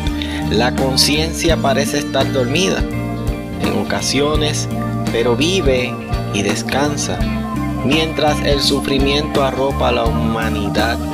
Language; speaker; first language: Spanish; native; Spanish